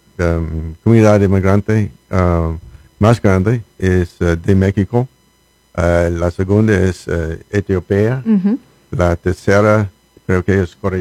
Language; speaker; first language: Spanish; non-native, learner; English